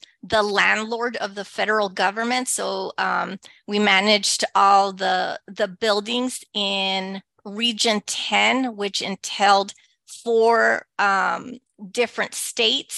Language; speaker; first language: English; early bilingual, other home language; Spanish